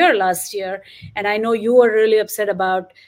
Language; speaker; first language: English; non-native, local second language; Marathi